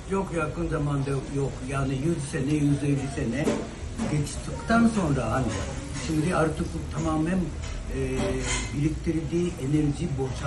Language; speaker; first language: Turkish; non-native, fluent; Japanese